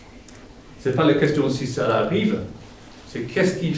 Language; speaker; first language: French; non-native, fluent; English